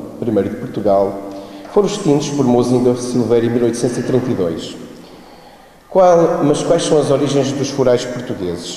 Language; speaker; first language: Portuguese; native; Portuguese